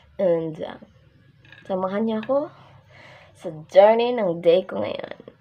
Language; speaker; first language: Filipino; non-native, local second language; Cebuano